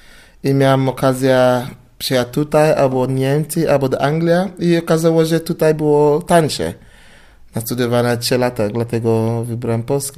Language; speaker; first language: Polish; non-native, learner; English